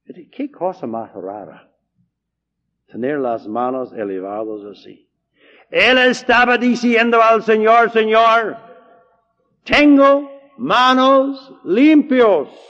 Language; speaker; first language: Spanish; non-native, learner; English